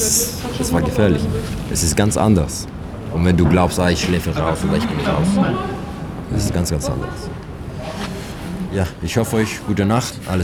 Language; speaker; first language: German; non-native, learner; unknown